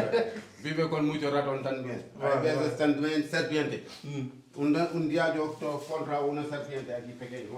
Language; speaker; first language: Spanish; non-native, learner; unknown